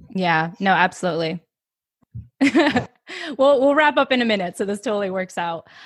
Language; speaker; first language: English; early bilingual, other home language; Filipino